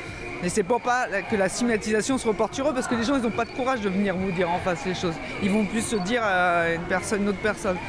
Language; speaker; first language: French; native; French